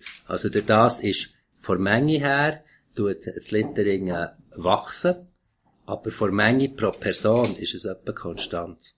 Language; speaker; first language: German; native; German